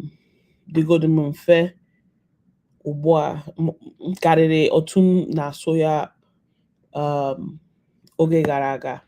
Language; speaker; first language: Igbo; non-native, learner; English